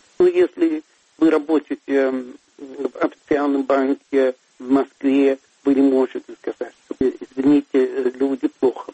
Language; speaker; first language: Russian; non-native, fluent; Swedish